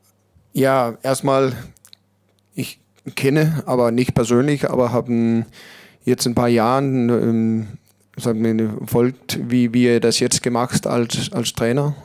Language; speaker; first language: German; non-native, learner; Danish